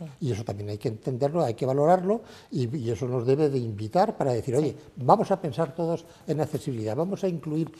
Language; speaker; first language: Spanish; native; Spanish